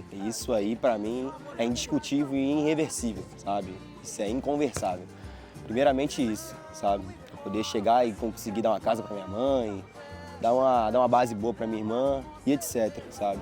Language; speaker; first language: Portuguese; native; Portuguese